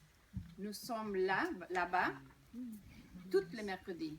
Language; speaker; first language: French; non-native, fluent; Spanish